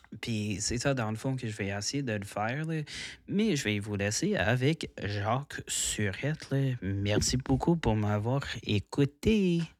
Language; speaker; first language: French; non-native, local second language; English